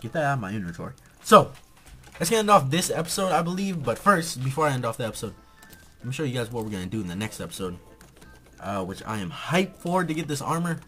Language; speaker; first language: English; native; English